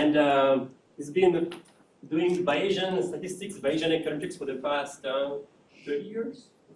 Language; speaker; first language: English; non-native, fluent; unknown